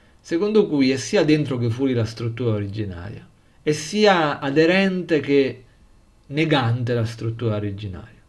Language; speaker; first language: Italian; native; Italian